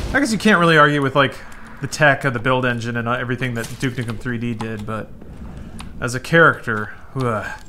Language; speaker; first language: English; native; English